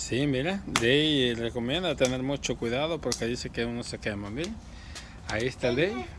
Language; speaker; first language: Spanish; native; Spanish